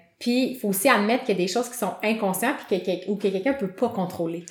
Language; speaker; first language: French; native; French